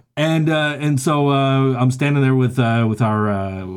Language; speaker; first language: English; native; English